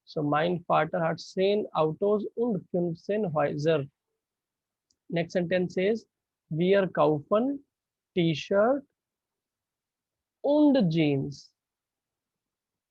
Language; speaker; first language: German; non-native, fluent; Hindi